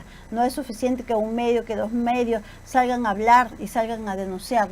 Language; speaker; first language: Spanish; native; Spanish